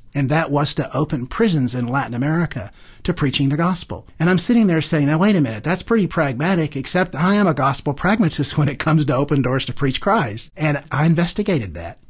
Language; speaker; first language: English; native; English